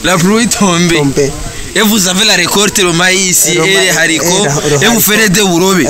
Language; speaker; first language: French; non-native, learner; Rundi